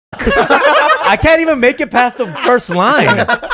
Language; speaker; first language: English; early bilingual, other home language; Korean